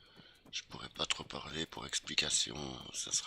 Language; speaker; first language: French; native; French